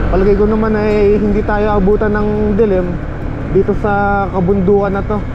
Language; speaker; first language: Filipino; native; Filipino